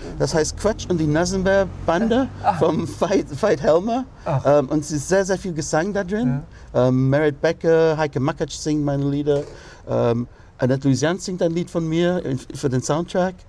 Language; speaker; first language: German; non-native, fluent; English